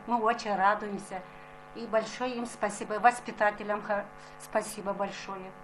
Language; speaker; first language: Russian; non-native, local second language; Gagauz